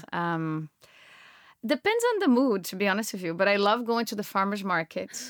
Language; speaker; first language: English; non-native, fluent; Portuguese